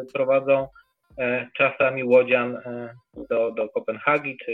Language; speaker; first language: Polish; native; Polish